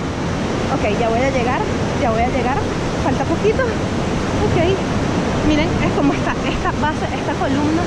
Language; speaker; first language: Spanish; native; Spanish